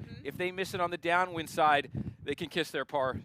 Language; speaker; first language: English; native; English